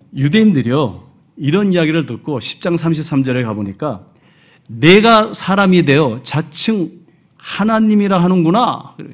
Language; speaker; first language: Korean; early bilingual, heritage; Korean